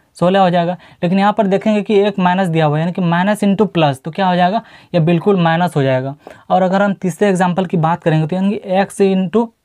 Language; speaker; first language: Hindi; native; Hindi